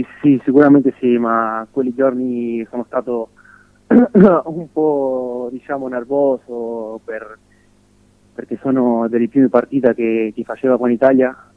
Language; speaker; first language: Italian; non-native, fluent; Spanish